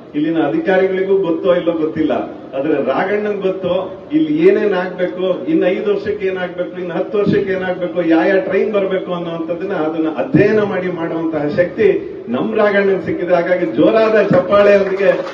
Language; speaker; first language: Kannada; native; Kannada